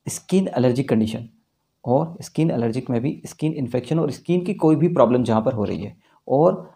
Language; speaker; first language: Hindi; native; Hindi